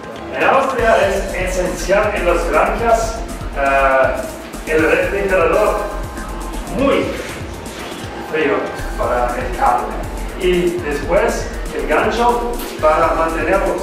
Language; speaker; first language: Spanish; non-native, learner; German